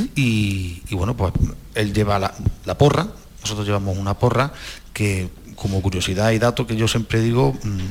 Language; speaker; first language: Spanish; native; Spanish